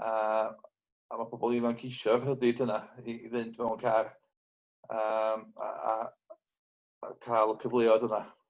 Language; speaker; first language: Welsh; native; Welsh